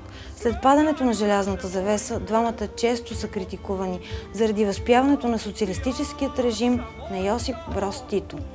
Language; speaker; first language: Bulgarian; native; Bulgarian